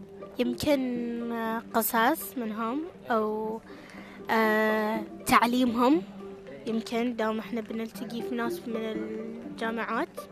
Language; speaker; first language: Arabic; native; Arabic